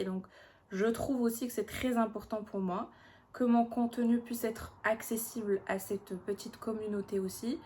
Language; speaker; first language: French; non-native, local second language; Arabic